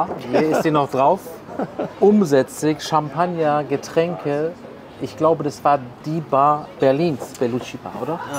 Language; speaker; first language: German; native; German